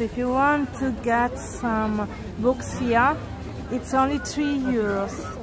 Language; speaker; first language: English; non-native, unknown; Italian